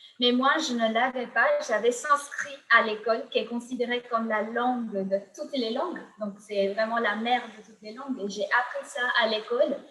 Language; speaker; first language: French; non-native, fluent; Gujarati